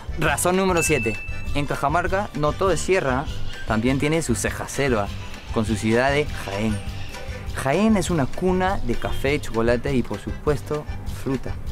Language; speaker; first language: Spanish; non-native, fluent; English